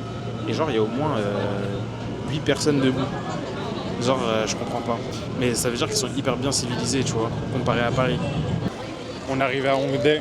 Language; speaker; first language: French; native; French